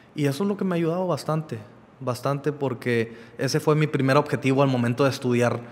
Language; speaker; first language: Spanish; early bilingual, heritage; Spanish